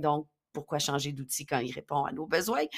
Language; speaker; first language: French; native; French